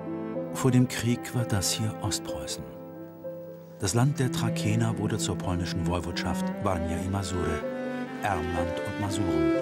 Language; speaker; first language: German; native; German